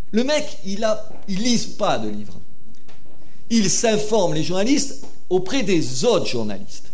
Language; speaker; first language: French; native; French